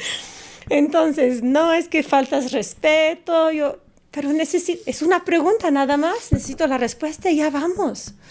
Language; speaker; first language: Spanish; non-native, fluent; English